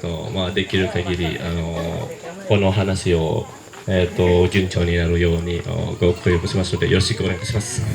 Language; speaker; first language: Japanese; non-native, learner; Indonesian